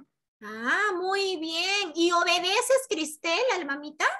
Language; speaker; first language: Spanish; native; Spanish